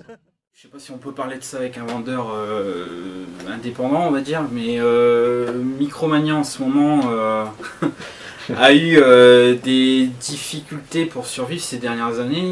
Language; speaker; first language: French; native; French